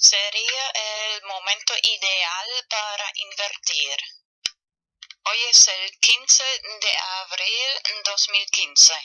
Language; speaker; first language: Spanish; non-native, fluent; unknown